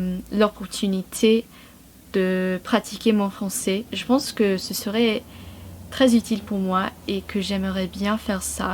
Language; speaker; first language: French; non-native, fluent; English